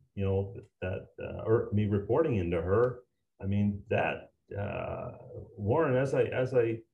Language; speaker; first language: English; native; English